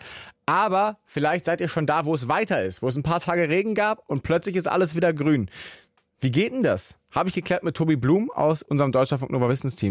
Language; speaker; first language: German; native; German